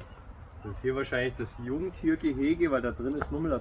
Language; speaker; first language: German; native; German